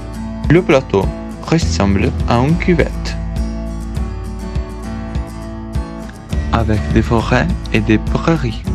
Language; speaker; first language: French; non-native, learner; Italian